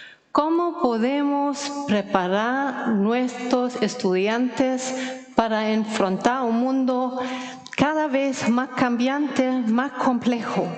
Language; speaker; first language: Spanish; non-native, fluent; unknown